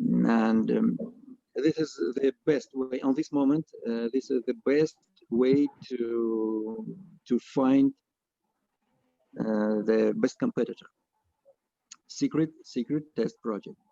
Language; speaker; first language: English; non-native, fluent; Russian